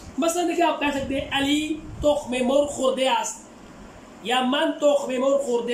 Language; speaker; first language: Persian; non-native, fluent; Urdu